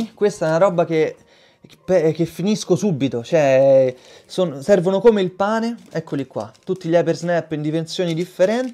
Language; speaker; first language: Italian; native; Italian